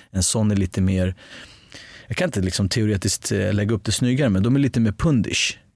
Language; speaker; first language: Swedish; early bilingual, other home language; Armenian